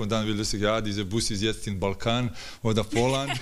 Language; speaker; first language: German; non-native, learner; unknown